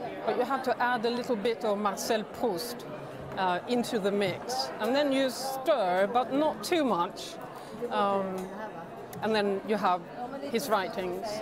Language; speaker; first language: English; non-native, fluent; Swedish